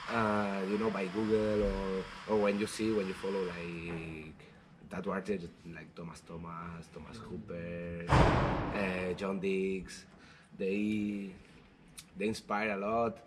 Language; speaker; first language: English; non-native, learner; Spanish